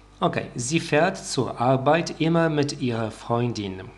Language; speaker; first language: German; non-native, fluent; Polish